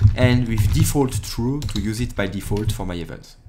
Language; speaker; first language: English; non-native, fluent; French